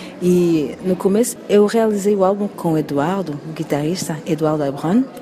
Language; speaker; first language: Portuguese; native; Portuguese